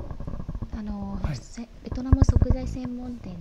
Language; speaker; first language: Japanese; non-native, learner; Vietnamese